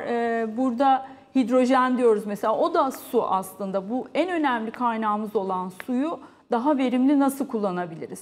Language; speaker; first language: Turkish; native; Turkish